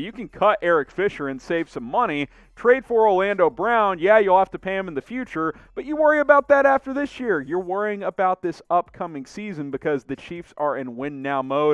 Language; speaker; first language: English; native; English